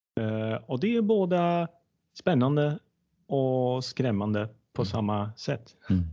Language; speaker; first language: Swedish; non-native, fluent; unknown